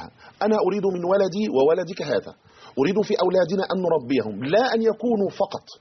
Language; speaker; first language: Arabic; native; Arabic